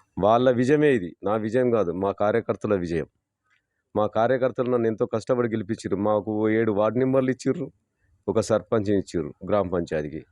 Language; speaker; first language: Telugu; native; Telugu